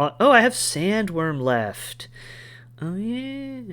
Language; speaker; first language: English; native; English